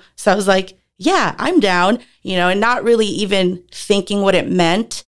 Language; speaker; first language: English; early bilingual, other home language; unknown